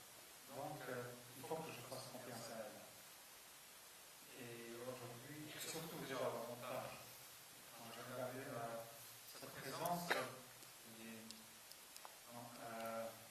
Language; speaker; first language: French; non-native, fluent; Estonian